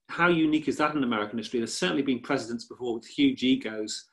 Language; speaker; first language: English; native; English